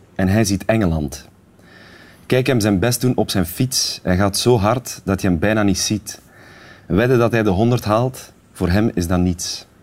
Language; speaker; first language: Dutch; native; Dutch